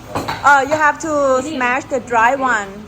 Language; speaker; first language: English; non-native, learner; Thai